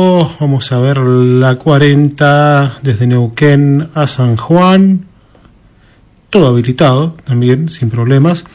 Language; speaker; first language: Spanish; native; Spanish